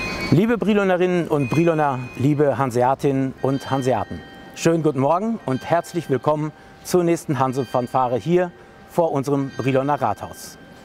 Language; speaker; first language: German; native; German